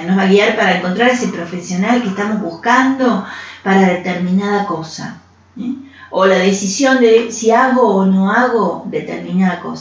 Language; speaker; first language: Spanish; native; Spanish